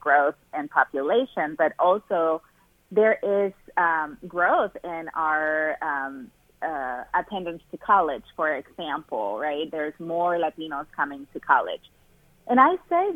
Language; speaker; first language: English; non-native, fluent; Spanish